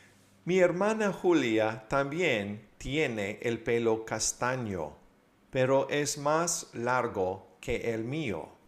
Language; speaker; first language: Spanish; non-native, fluent; English